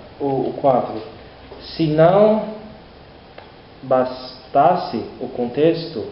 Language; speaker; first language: Portuguese; non-native, learner; English